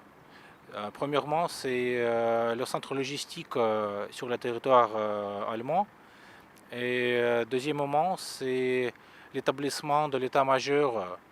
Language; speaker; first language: French; non-native, fluent; Russian